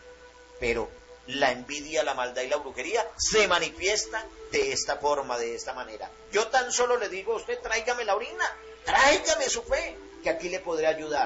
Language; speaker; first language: Spanish; native; Spanish